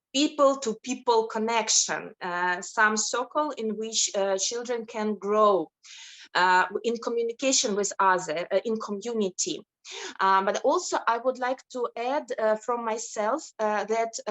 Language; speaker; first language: English; non-native, fluent; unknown